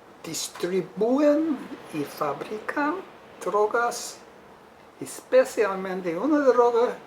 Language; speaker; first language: Spanish; non-native, fluent; English